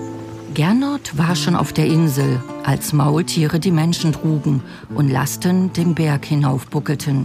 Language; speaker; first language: German; native; German